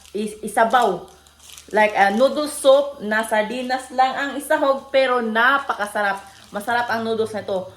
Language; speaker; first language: Filipino; non-native, local second language; Cebuano